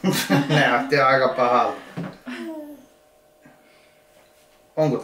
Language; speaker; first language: Finnish; non-native, local second language; Swedish